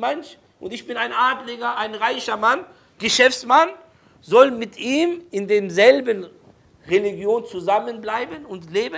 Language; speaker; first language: German; non-native, fluent; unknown